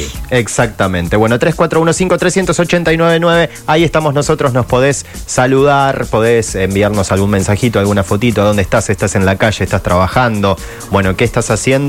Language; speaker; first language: Spanish; native; Spanish